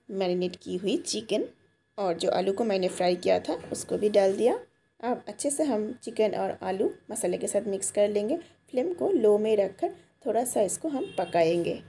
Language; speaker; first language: Hindi; non-native, local second language; Bangla